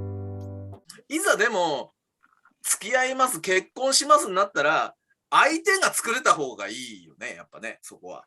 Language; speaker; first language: Japanese; native; Japanese